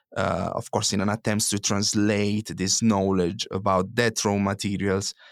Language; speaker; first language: English; non-native, fluent; Italian